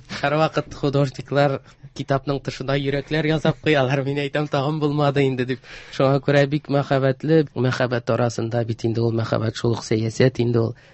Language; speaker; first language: Tatar; native; Tatar